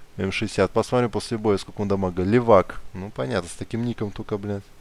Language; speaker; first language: Russian; native; Russian